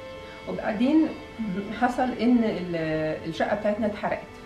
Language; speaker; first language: Arabic; native; Arabic